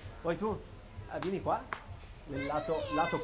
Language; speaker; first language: Italian; native; Italian